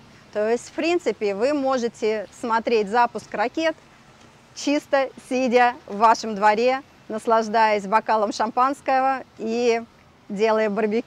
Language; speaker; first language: Russian; native; Russian